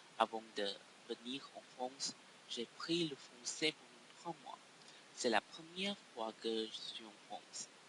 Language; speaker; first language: French; non-native, learner; Chinese